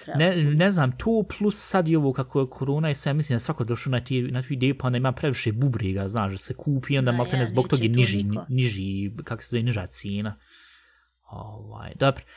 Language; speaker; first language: Bosnian; early bilingual, heritage; Bosnian